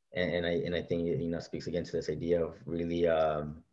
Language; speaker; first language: English; native; English